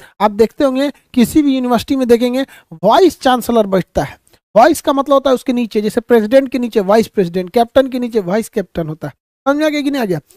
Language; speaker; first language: Hindi; native; Hindi